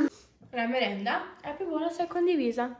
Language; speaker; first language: Italian; native; Italian